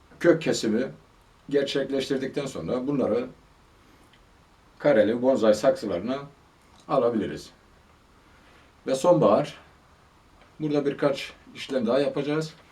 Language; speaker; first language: Turkish; native; Turkish